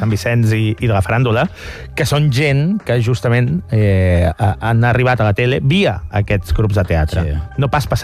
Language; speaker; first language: Catalan; native; Catalan